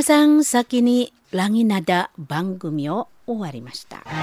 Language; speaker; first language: Japanese; non-native, learner; Indonesian